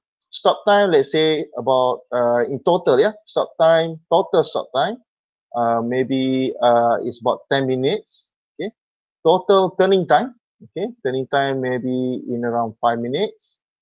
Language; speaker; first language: English; non-native, local second language; Malay